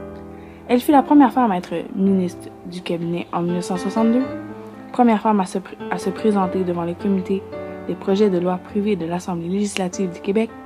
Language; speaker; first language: French; native; French